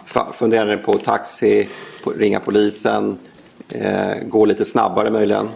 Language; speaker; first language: Swedish; native; Swedish